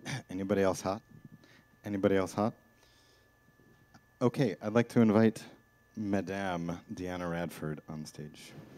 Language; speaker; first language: English; native; English